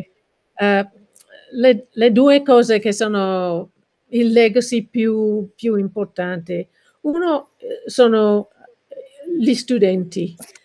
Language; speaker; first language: Italian; non-native, learner; English